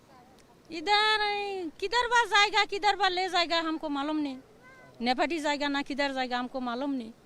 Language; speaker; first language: Hindi; non-native, local second language; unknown